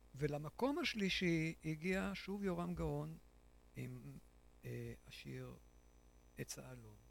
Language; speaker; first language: Hebrew; native; Hebrew